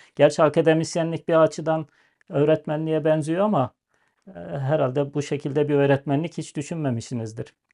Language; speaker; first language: Turkish; native; Turkish